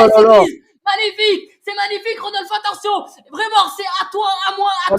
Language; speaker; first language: French; native; French